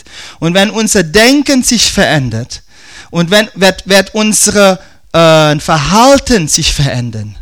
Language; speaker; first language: German; non-native, fluent; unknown